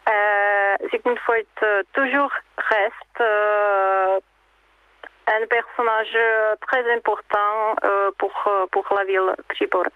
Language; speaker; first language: French; non-native, fluent; Czech